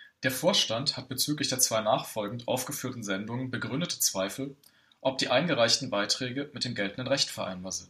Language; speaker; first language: German; native; German